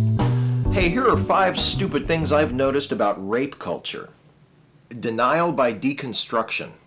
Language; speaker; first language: English; native; English